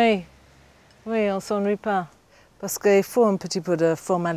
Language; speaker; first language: French; non-native, fluent; English